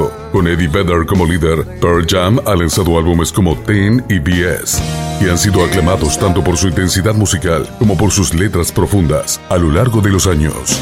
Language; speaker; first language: Spanish; native; Spanish